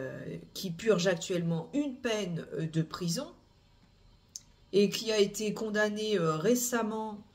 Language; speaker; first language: French; native; French